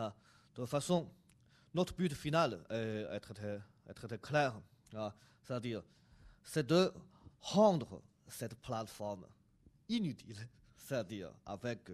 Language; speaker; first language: French; non-native, fluent; Chinese